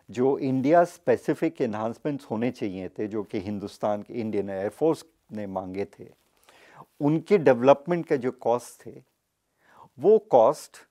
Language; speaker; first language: Hindi; native; Hindi